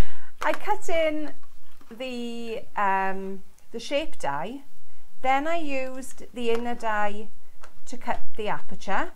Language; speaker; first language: English; native; English